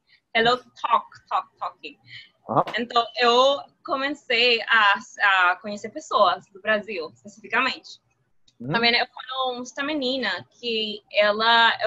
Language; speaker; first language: Portuguese; non-native, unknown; Spanish